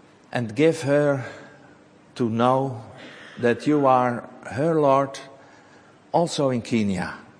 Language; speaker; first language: English; non-native, learner; Dutch